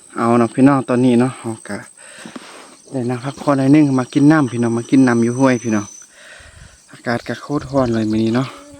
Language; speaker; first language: Lao; native; Lao